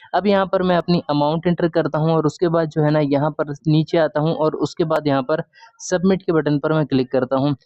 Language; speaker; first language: Urdu; non-native, local second language; Punjabi